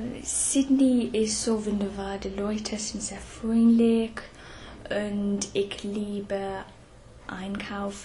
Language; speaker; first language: German; non-native, fluent; English